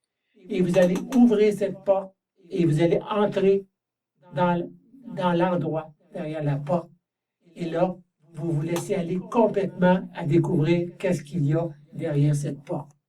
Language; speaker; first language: French; native; French